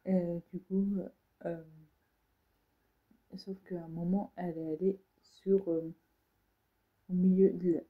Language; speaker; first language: French; native; French